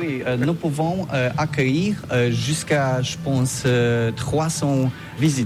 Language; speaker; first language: French; non-native, learner; Polish